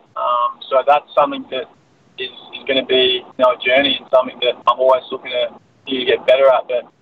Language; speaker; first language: English; native; English